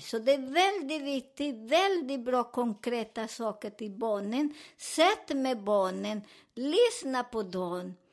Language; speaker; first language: Swedish; non-native, fluent; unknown